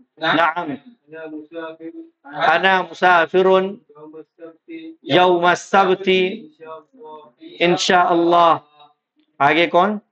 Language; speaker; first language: Arabic; non-native, fluent; Urdu